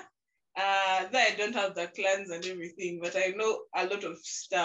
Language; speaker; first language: English; non-native, local second language; Ganda